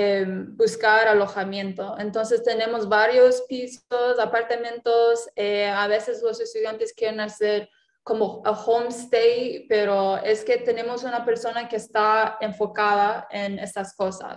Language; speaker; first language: Spanish; non-native, fluent; English